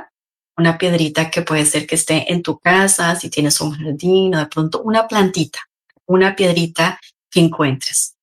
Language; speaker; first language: Spanish; native; Spanish